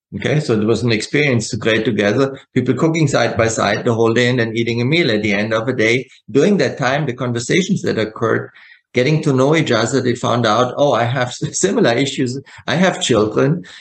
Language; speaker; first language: English; non-native, fluent; German